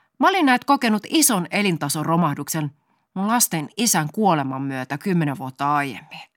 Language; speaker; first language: Finnish; native; Finnish